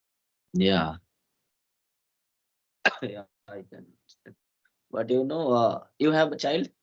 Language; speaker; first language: English; non-native, learner; Hindi